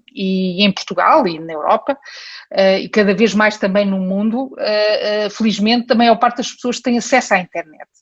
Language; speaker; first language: Portuguese; early bilingual, heritage; Portuguese